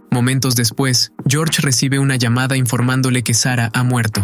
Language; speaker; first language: Spanish; native; Spanish